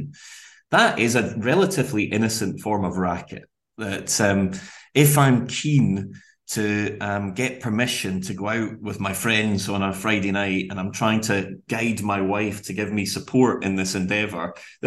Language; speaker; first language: English; native; English